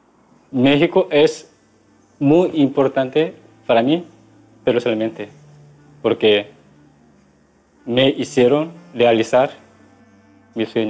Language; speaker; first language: Spanish; non-native, learner; Korean